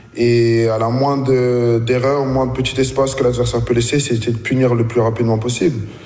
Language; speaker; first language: French; native; French